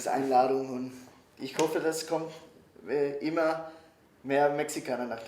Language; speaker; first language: German; non-native, learner; Spanish